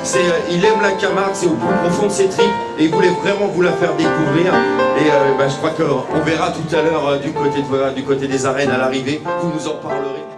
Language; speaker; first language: French; native; French